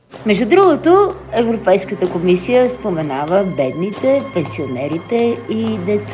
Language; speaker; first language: Bulgarian; native; Bulgarian